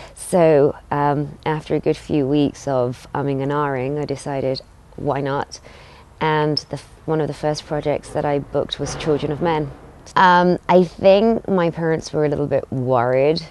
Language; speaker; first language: English; native; English